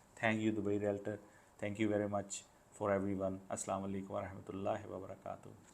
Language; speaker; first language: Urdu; non-native, local second language; Punjabi